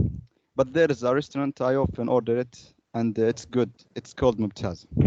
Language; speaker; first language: English; non-native, learner; Arabic